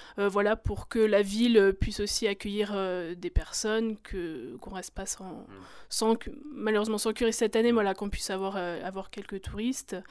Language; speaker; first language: French; native; French